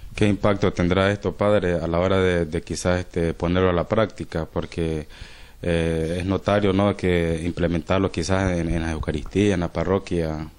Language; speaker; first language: Spanish; native; Spanish